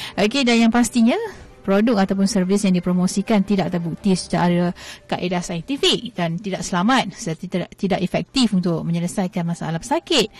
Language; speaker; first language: Malay; native; Malay